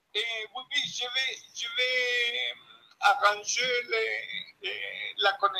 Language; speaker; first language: French; non-native, fluent; Spanish